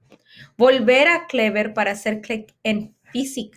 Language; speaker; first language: Spanish; early bilingual, heritage; Spanish